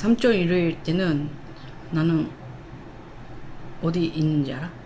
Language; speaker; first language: Korean; non-native, learner; Japanese